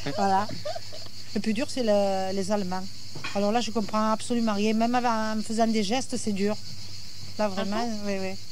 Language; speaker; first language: French; native; French